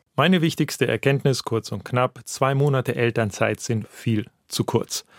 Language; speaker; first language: German; non-native, fluent; Russian